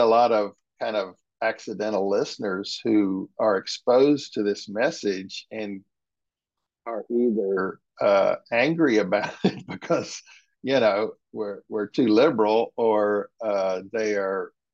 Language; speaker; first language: English; native; English